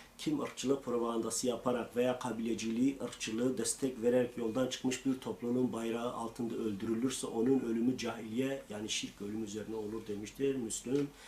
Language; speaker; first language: Turkish; non-native, local second language; Kurdish